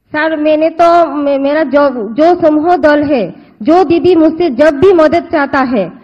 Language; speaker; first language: Hindi; non-native, local second language; Bangla